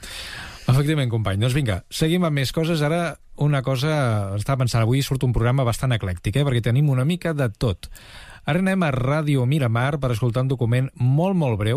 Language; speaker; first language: Catalan; native; Catalan